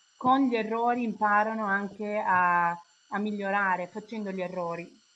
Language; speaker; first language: Italian; non-native, fluent; German